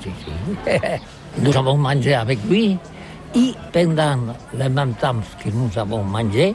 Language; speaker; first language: French; non-native, learner; Catalan